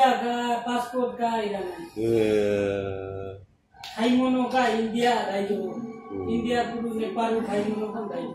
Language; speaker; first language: Japanese; non-native, learner; Nepali